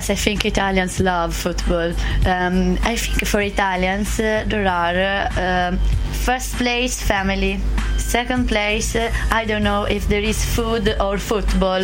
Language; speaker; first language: English; non-native, learner; Italian